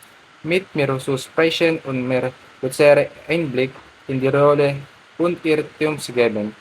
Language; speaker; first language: German; non-native, learner; Filipino